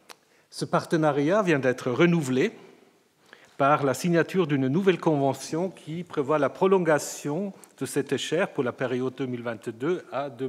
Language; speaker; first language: French; native; French